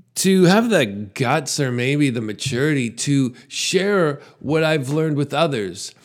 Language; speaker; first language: English; native; English